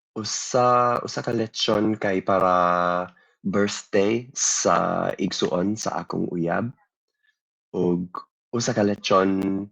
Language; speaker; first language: Cebuano; non-native, learner; English